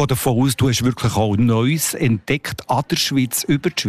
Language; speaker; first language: German; native; German